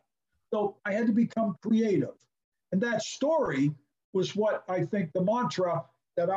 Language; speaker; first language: English; native; English